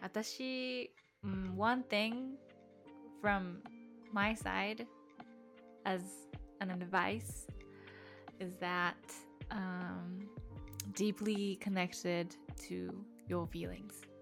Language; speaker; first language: English; non-native, fluent; Japanese